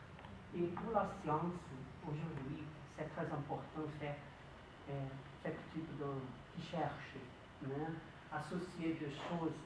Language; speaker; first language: French; non-native, learner; Portuguese